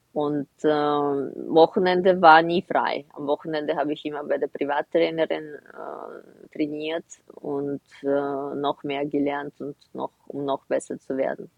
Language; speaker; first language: German; non-native, fluent; Russian